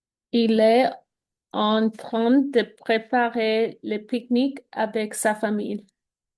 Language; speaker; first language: French; non-native, learner; Spanish